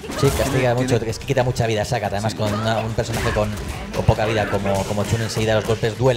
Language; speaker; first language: Spanish; native; Spanish